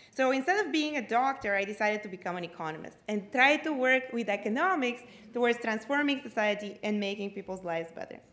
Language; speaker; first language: English; non-native, fluent; Bulgarian